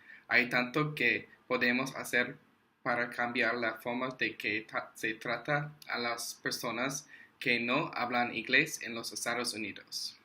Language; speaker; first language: Spanish; non-native, learner; English